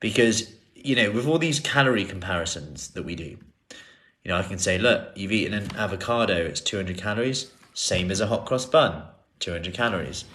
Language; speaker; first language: English; native; English